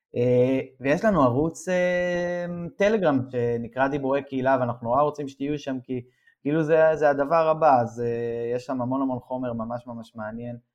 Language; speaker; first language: Hebrew; native; Hebrew